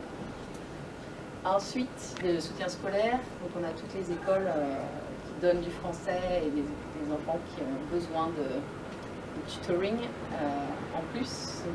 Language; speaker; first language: French; native; French